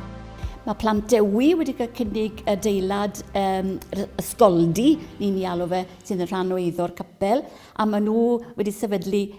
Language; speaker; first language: Welsh; native; Welsh